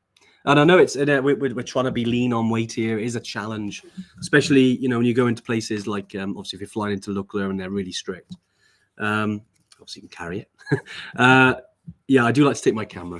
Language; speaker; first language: English; native; English